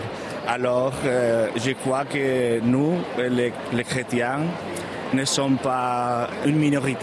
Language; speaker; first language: French; non-native, learner; Spanish